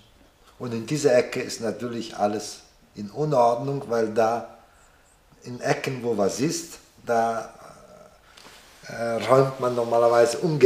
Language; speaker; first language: German; non-native, fluent; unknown